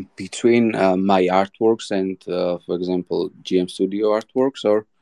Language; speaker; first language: English; non-native, learner; Georgian